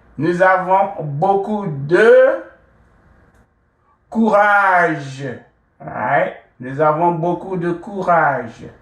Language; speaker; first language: French; non-native, fluent; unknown